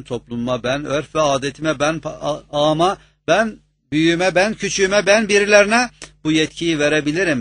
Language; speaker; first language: Turkish; native; Turkish